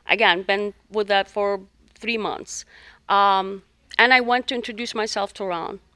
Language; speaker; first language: English; non-native, fluent; Arabic